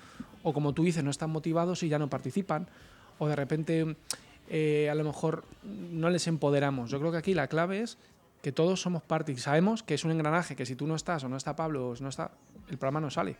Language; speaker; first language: Spanish; native; Spanish